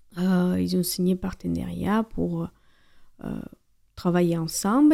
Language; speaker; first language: French; non-native, fluent; Ukrainian